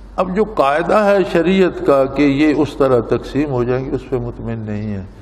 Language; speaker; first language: Urdu; non-native, local second language; Punjabi